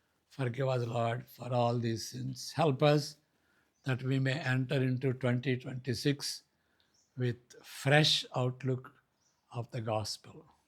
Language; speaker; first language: English; non-native, local second language; Telugu